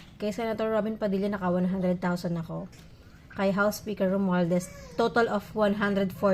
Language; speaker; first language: Filipino; non-native, local second language; Iloko